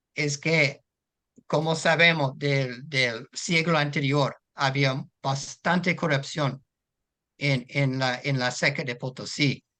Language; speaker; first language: Spanish; non-native, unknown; English